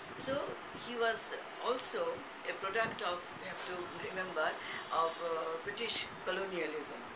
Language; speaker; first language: English; non-native, local second language; Bangla